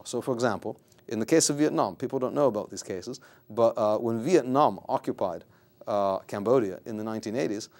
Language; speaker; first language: English; native; English